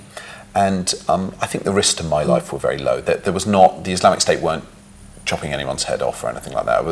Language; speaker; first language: English; native; English